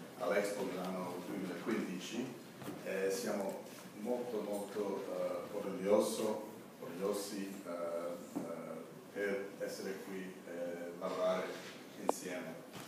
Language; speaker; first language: Italian; non-native, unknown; English